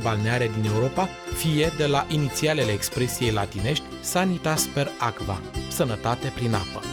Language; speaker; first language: Romanian; native; Romanian